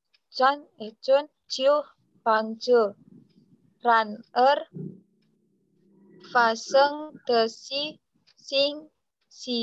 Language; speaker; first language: Chinese; non-native, learner; Indonesian